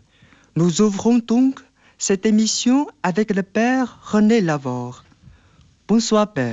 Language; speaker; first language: French; non-native, fluent; Chinese